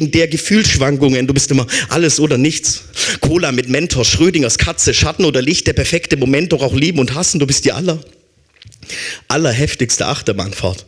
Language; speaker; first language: German; native; German